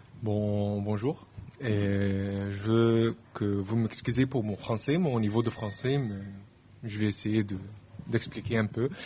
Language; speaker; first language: French; non-native, learner; Arabic